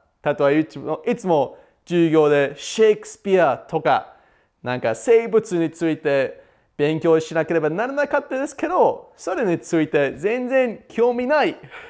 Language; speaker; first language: Japanese; non-native, learner; English